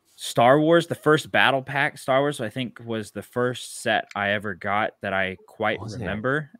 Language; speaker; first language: English; native; English